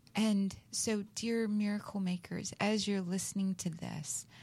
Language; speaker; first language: English; native; English